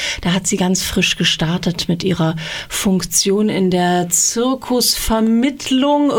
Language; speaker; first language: German; native; German